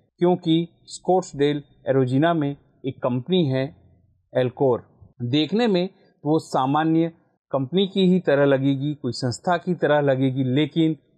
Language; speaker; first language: Hindi; non-native, local second language; Gujarati